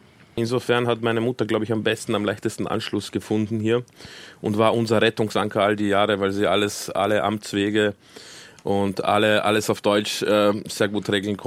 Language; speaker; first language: German; early bilingual, other home language; Croatian